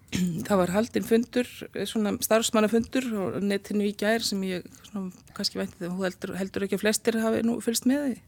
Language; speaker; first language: Icelandic; native; Icelandic